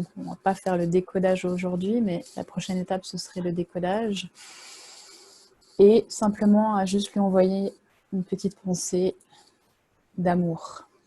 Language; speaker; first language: French; native; French